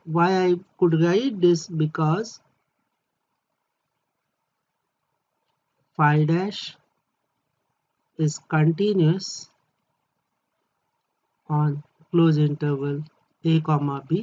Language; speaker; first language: English; non-native, local second language; Marathi